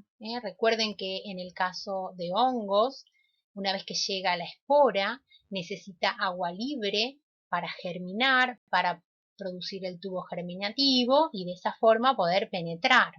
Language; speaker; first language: Spanish; native; Spanish